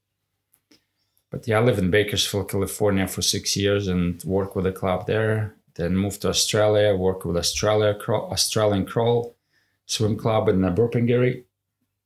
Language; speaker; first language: English; non-native, fluent; Latvian